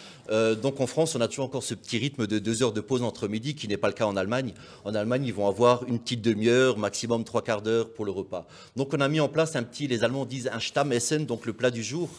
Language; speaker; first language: French; native; French